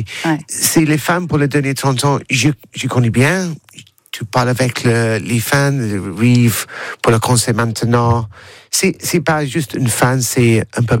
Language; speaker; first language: French; non-native, learner; English